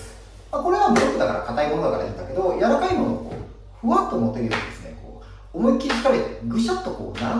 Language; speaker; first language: Japanese; native; Japanese